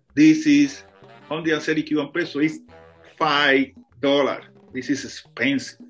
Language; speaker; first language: English; non-native, fluent; Spanish